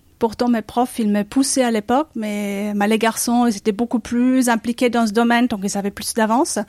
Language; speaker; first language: French; non-native, fluent; German